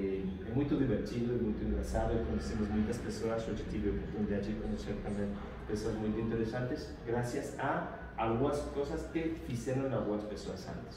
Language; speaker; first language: Portuguese; non-native, fluent; Spanish